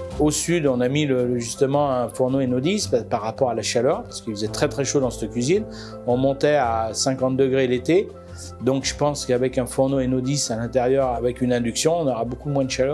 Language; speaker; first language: French; native; French